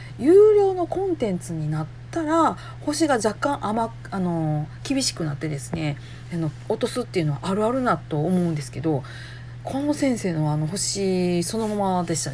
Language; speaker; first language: Japanese; native; Japanese